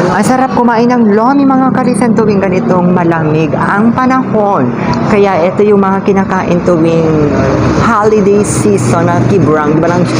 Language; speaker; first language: Filipino; native; Filipino